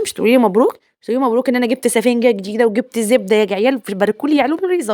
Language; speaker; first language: Arabic; native; Arabic